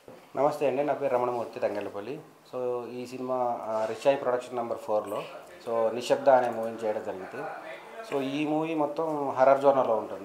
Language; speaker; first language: Telugu; native; Telugu